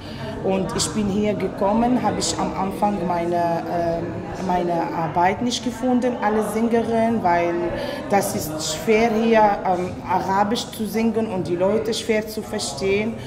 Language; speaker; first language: German; non-native, learner; Arabic